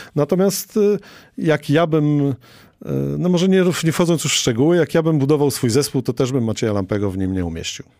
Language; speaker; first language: Polish; native; Polish